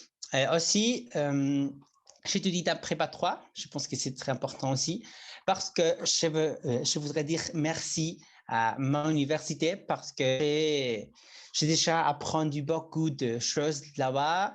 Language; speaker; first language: French; non-native, learner; Spanish